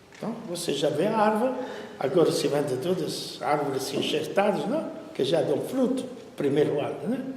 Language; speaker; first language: Portuguese; non-native, fluent; Italian